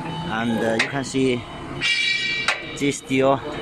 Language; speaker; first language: English; non-native, learner; Chinese